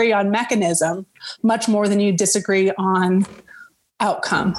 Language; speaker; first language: English; native; English